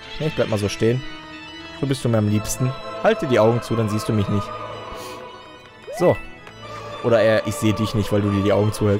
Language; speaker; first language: German; native; German